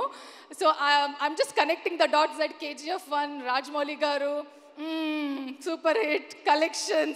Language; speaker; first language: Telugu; non-native, local second language; Kannada